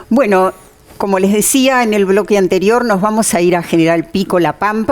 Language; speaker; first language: Spanish; native; Spanish